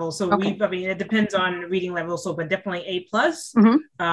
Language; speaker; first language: English; native; English